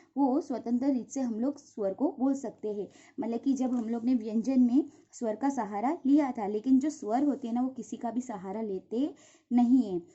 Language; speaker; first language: Hindi; non-native, local second language; Gujarati